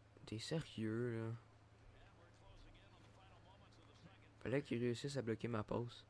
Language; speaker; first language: French; native; French